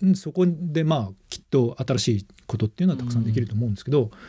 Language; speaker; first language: Japanese; native; Japanese